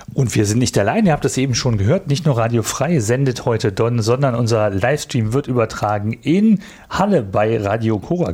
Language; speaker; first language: German; native; German